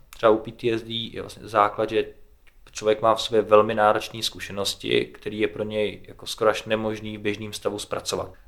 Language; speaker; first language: Czech; native; Czech